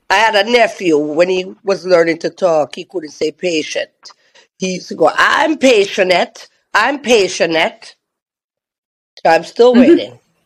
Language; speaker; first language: English; native; English